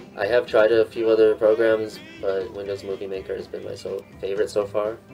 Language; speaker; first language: English; native; English